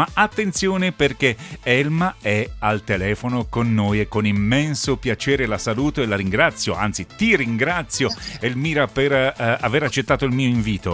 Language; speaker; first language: Italian; native; Italian